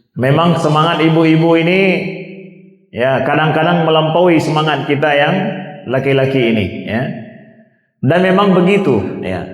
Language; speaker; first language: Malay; non-native, local second language; Achinese